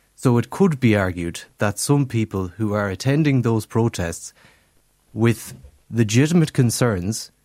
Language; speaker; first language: English; native; English